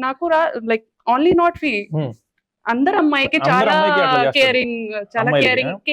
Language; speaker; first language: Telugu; non-native, learner; Hindi